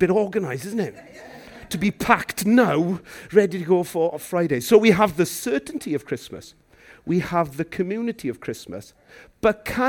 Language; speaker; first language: English; native; English